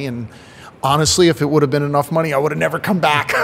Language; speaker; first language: English; native; English